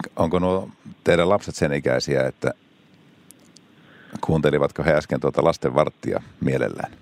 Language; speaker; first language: Finnish; native; Finnish